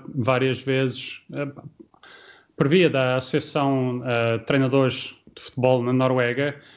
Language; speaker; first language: Portuguese; early bilingual, heritage; Portuguese